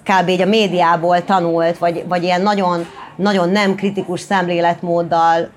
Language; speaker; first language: Hungarian; native; Hungarian